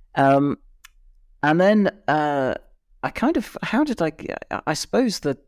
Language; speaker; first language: English; native; English